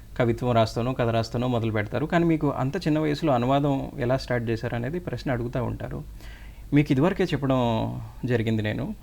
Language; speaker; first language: Telugu; native; Telugu